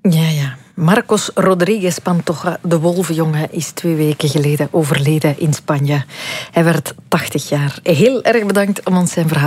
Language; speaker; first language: Dutch; native; Dutch